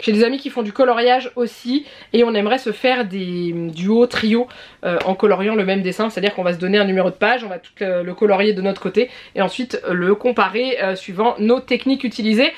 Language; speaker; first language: French; native; French